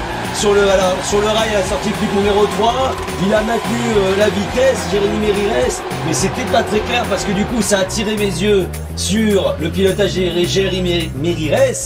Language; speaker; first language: French; native; French